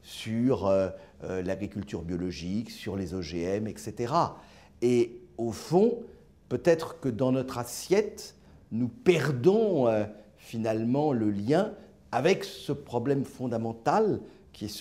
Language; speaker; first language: French; native; French